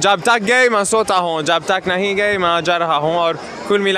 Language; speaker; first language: Hindi; non-native, learner; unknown